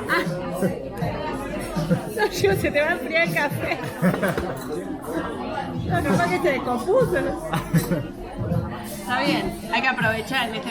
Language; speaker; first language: Spanish; native; Spanish